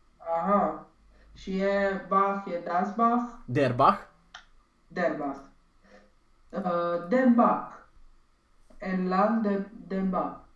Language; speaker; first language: German; non-native, learner; Romanian